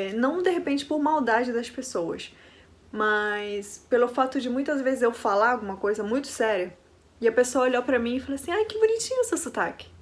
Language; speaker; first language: Portuguese; non-native, fluent; Spanish